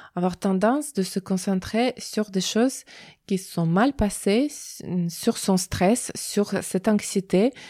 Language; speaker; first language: French; non-native, fluent; Russian